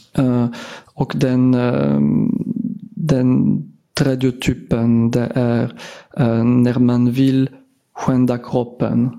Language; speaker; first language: Swedish; non-native, fluent; French